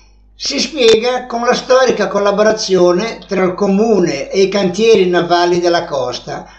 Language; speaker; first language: Italian; native; Italian